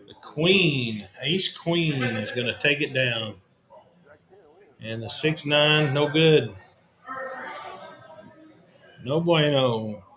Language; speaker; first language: English; native; English